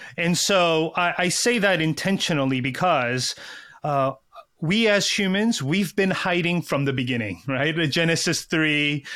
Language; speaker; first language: English; early bilingual, other home language; Korean